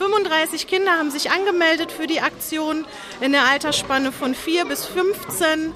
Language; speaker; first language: German; native; German